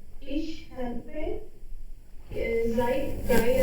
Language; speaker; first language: German; non-native, learner; Hindi